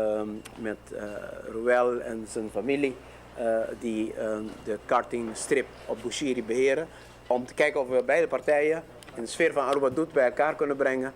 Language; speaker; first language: Dutch; non-native, local second language; Papiamento